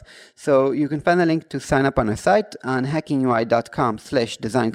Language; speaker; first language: English; non-native, fluent; Hebrew